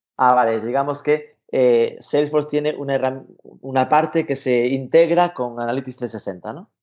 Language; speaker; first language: Spanish; native; Spanish